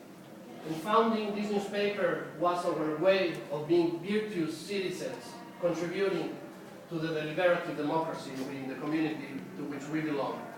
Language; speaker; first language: English; non-native, fluent; Spanish